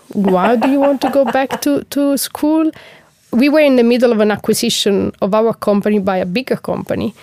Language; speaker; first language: English; non-native, fluent; Italian